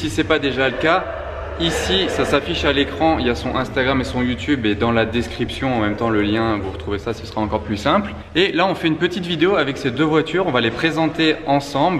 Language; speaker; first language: French; native; French